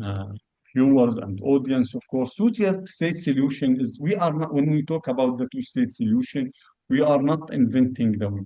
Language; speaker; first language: English; non-native, fluent; Arabic